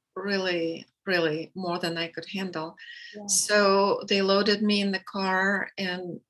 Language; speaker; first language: English; non-native, fluent; Russian